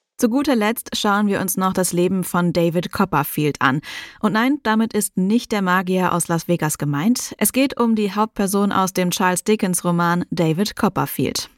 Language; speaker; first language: German; native; German